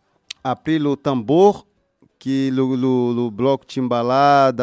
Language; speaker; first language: French; non-native, learner; Portuguese